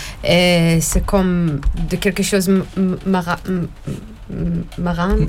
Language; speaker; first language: French; non-native, learner; Hebrew